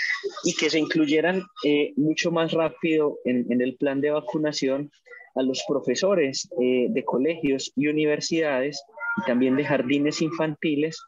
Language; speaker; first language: Spanish; native; Spanish